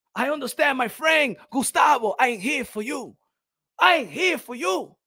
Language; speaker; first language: English; native; English